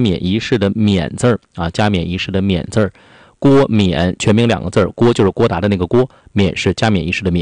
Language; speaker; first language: Chinese; native; Chinese